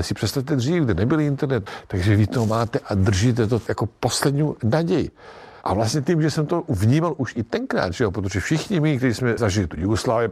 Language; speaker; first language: Czech; non-native, fluent; Serbian